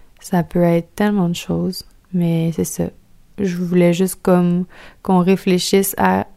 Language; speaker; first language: French; native; French